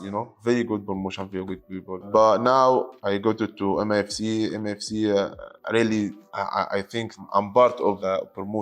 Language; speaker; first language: English; non-native, learner; Arabic